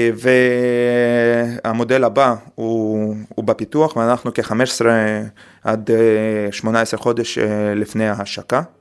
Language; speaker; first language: Hebrew; non-native, fluent; Russian